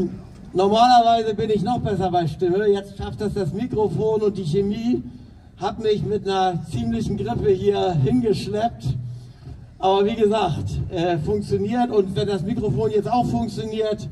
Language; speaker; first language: German; native; German